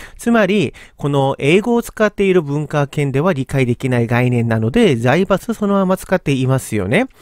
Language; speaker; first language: Japanese; non-native, fluent; Korean